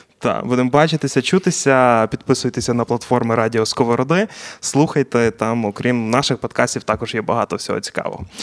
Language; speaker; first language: Ukrainian; native; Ukrainian